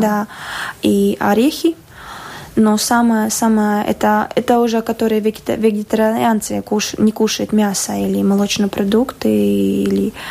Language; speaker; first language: Russian; non-native, local second language; Latvian